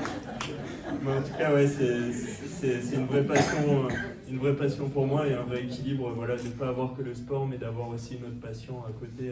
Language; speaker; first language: French; native; French